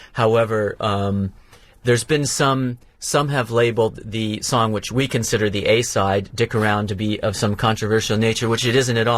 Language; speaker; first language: English; native; English